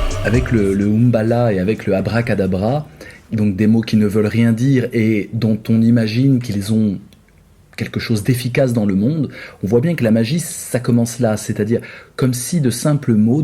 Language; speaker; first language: French; native; French